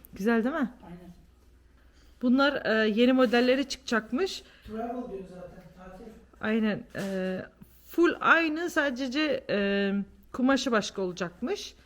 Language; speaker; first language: Turkish; early bilingual, heritage; Turkish